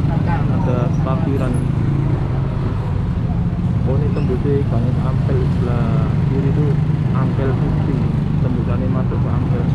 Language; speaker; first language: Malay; non-native, local second language; Javanese